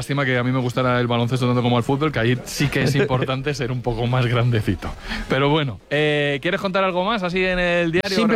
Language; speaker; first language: Spanish; native; Spanish